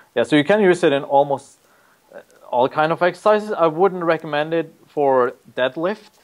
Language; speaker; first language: English; non-native, fluent; Norwegian